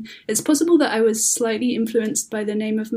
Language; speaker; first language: English; native; English